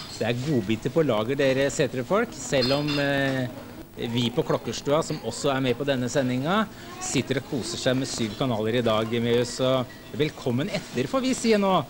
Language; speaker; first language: Norwegian; native; Norwegian